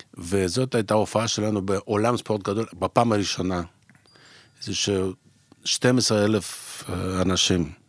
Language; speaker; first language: Hebrew; non-native, fluent; Russian